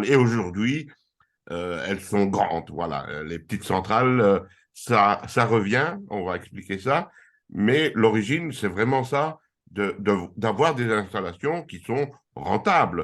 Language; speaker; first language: French; native; French